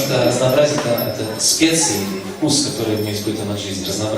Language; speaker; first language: Russian; native; Russian